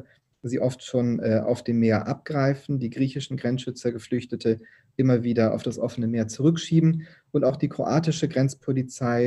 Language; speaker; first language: German; native; German